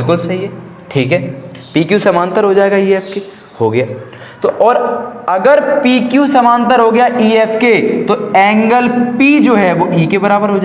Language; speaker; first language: Hindi; native; Hindi